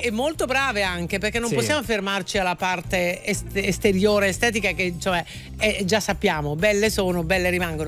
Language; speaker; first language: Italian; native; Italian